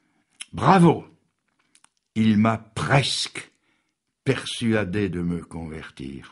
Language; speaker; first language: French; native; French